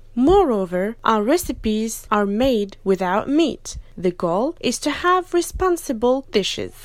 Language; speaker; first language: English; non-native, fluent; French